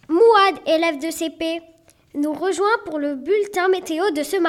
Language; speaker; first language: French; native; French